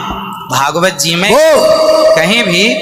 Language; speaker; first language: Hindi; native; Hindi